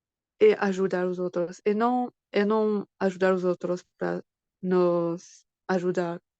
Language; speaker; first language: Portuguese; non-native, learner; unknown